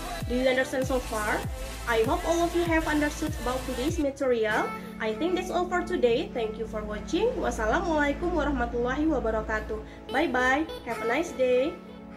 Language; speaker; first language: English; non-native, fluent; Indonesian